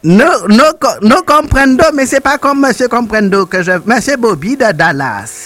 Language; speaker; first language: French; non-native, local second language; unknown